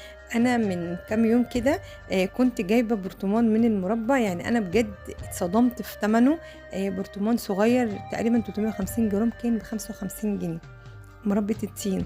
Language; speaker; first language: Arabic; native; Arabic